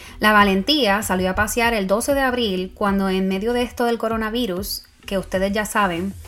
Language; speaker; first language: Spanish; native; Spanish